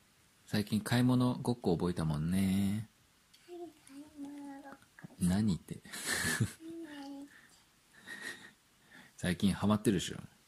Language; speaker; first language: Japanese; native; Japanese